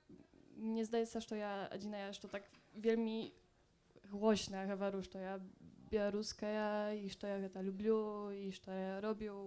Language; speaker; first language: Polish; non-native, local second language; Belarusian